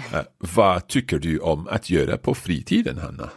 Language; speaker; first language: Swedish; non-native, learner; English